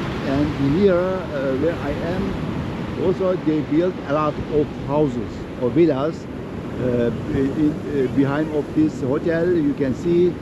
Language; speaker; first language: English; non-native, learner; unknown